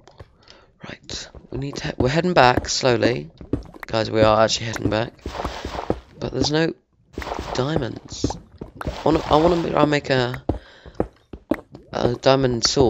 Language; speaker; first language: English; native; English